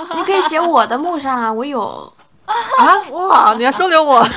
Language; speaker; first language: Chinese; native; Chinese